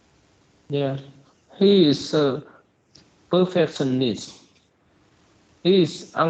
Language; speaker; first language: English; non-native, learner; Vietnamese